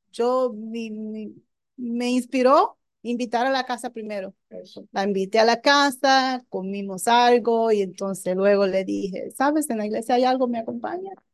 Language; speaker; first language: Spanish; early bilingual, heritage; Spanish